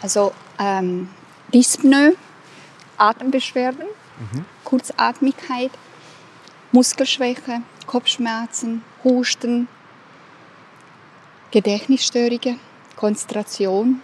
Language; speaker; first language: German; non-native, fluent; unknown